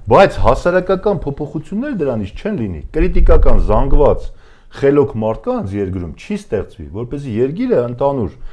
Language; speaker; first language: Armenian; native; Armenian